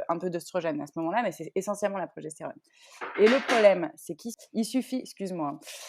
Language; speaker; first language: French; native; French